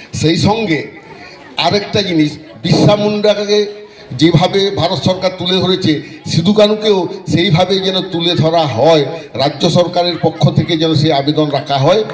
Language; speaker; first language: Bangla; non-native, local second language; Santali